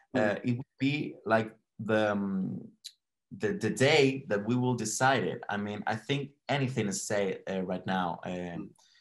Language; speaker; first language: English; non-native, learner; Spanish